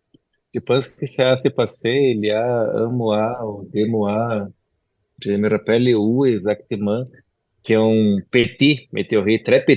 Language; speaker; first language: French; non-native, learner; Portuguese